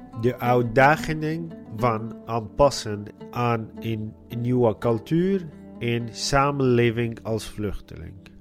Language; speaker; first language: Dutch; non-native, learner; Arabic